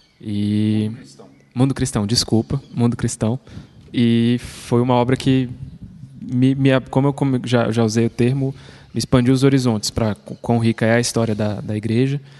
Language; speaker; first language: Portuguese; native; Portuguese